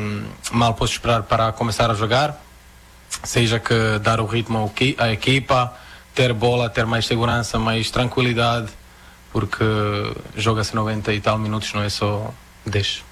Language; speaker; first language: Portuguese; non-native, fluent; Croatian